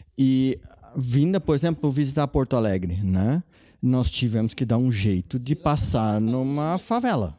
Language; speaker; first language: Portuguese; non-native, local second language; German